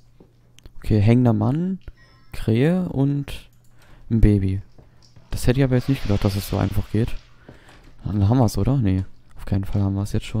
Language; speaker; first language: German; native; German